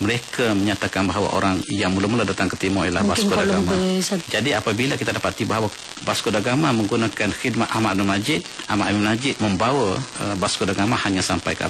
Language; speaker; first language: Malay; native; Malay